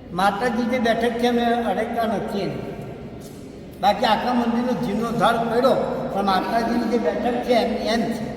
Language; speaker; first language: Gujarati; native; Gujarati